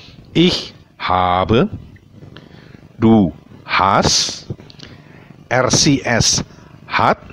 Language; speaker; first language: German; non-native, fluent; Indonesian